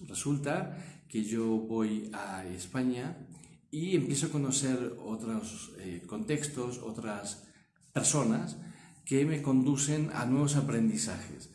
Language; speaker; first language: Spanish; native; Spanish